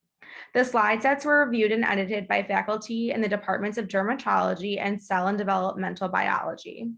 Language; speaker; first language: English; native; English